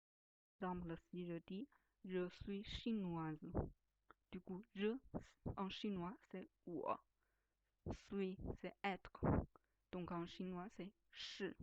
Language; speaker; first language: French; non-native, fluent; Chinese